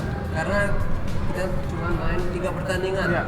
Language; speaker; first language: Indonesian; non-native, fluent; Dutch